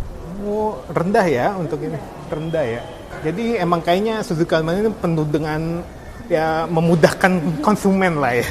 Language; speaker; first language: Indonesian; native; Indonesian